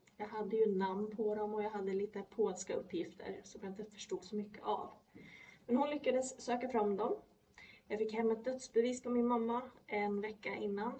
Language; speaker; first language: Swedish; early bilingual, other home language; Polish